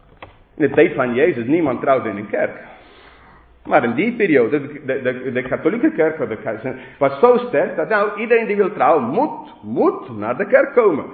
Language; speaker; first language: Dutch; non-native, fluent; English